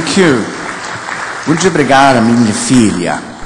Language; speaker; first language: Portuguese; non-native, learner; English